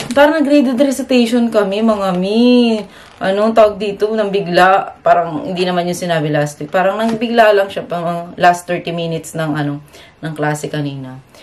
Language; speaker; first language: Filipino; native; Filipino